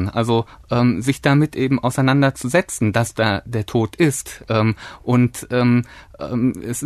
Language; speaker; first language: German; native; German